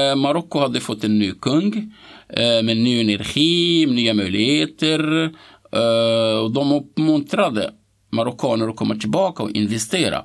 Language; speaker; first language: Swedish; non-native, fluent; Arabic